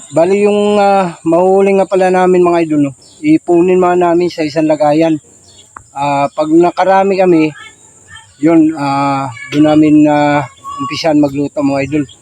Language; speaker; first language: Filipino; native; Filipino